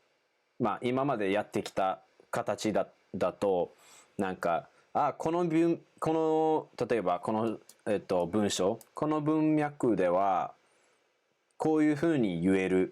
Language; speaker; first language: Japanese; non-native, fluent; English